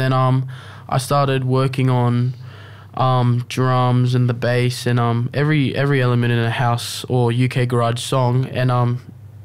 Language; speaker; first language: English; native; English